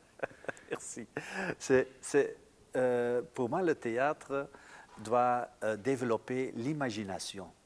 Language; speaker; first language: French; non-native, local second language; Dutch